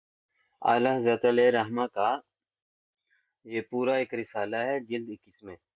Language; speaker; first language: Hindi; non-native, local second language; Punjabi